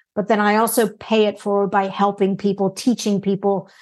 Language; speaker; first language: English; native; English